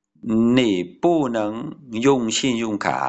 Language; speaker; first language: Chinese; non-native, fluent; Vietnamese